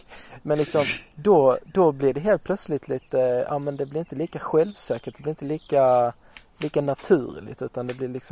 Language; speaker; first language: Swedish; native; Swedish